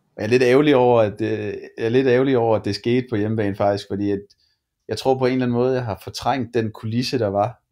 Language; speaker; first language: Danish; native; Danish